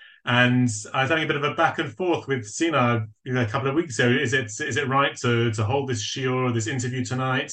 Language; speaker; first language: English; native; English